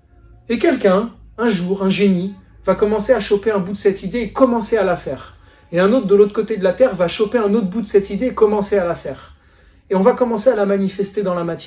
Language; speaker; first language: French; native; French